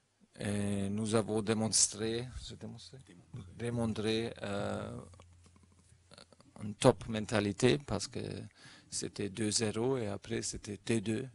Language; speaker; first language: French; non-native, fluent; German